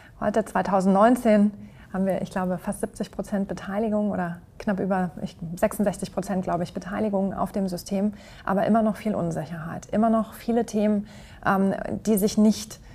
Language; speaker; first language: German; native; German